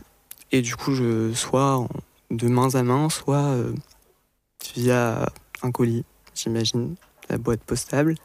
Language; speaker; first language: French; native; French